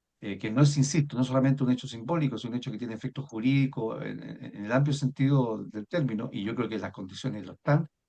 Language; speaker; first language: Spanish; native; Spanish